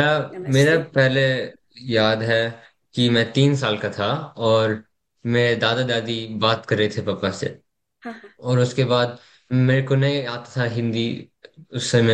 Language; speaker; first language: Hindi; early bilingual, heritage; English